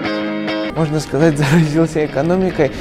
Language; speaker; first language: Russian; native; Russian